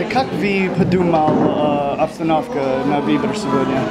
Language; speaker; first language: Russian; non-native, learner; English